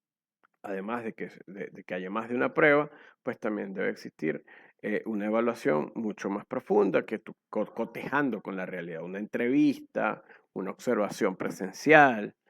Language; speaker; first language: Spanish; native; Spanish